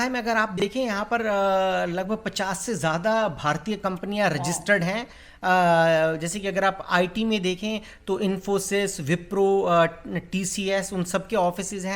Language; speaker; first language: Hindi; native; Hindi